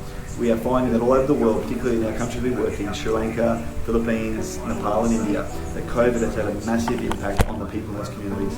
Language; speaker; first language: English; native; English